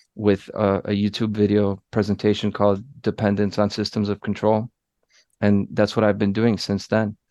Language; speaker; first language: English; early bilingual, other home language; Polish